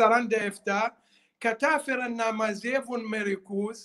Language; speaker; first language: Greek; non-native, learner; Arabic